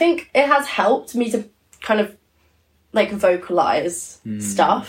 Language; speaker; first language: English; native; English